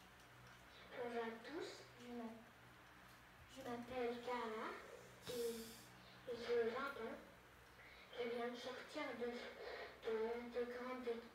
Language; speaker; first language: French; non-native, learner; Korean